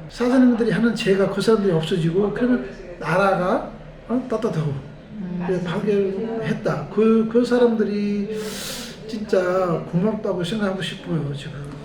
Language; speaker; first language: Korean; non-native, fluent; Nepali